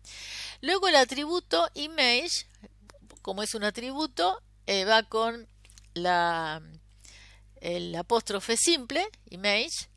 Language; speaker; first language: Spanish; native; Spanish